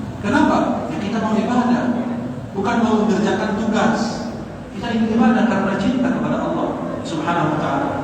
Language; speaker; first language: Indonesian; non-native, fluent; Arabic